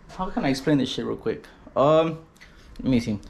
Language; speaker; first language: English; early bilingual, other home language; Spanish